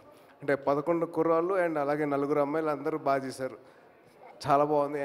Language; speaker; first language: Telugu; native; Telugu